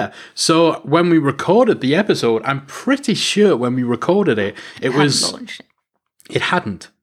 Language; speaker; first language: English; native; English